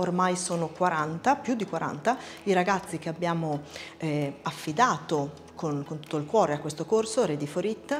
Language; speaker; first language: Italian; native; Italian